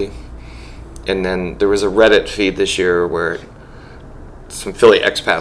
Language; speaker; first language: English; native; English